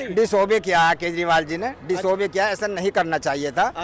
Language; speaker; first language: Hindi; native; Hindi